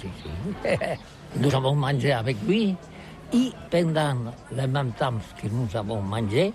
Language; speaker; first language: French; non-native, learner; Catalan